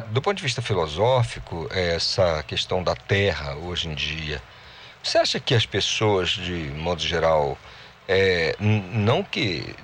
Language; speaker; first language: Portuguese; native; Portuguese